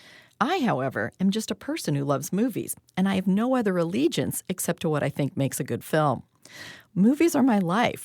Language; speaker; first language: English; native; English